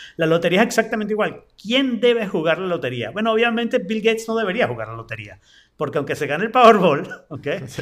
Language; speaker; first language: Spanish; native; Spanish